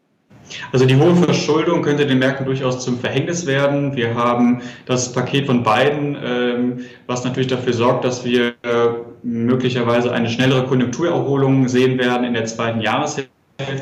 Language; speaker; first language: German; native; German